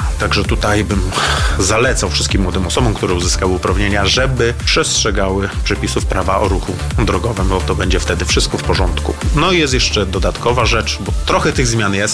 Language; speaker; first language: Polish; native; Polish